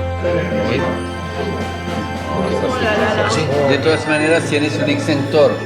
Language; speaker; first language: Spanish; non-native, learner; French